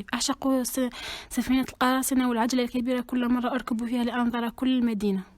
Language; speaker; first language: Arabic; native; Arabic